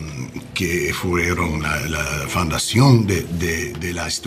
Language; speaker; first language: Spanish; non-native, learner; English